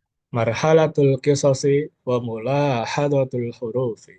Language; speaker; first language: Arabic; non-native, learner; Indonesian